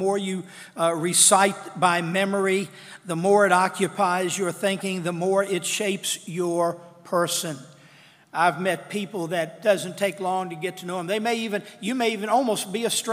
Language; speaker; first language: English; native; English